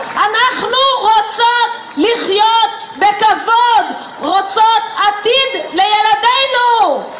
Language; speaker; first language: Hebrew; native; Hebrew